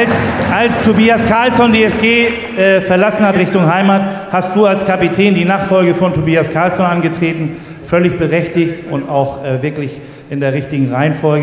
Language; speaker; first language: German; native; German